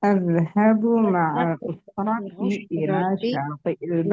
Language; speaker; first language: Arabic; non-native, learner; Indonesian